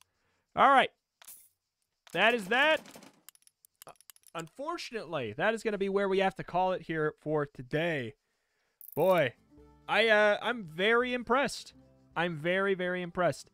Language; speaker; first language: English; native; English